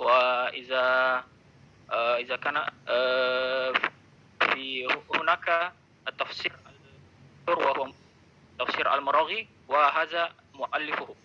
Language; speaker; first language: Arabic; non-native, learner; Indonesian